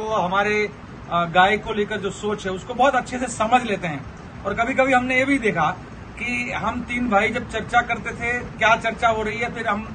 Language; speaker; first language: Hindi; non-native, local second language; Gujarati